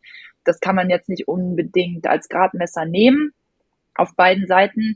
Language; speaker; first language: German; native; German